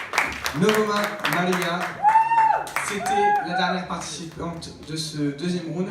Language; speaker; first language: French; native; French